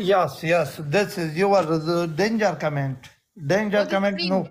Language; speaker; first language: English; non-native, learner; Pashto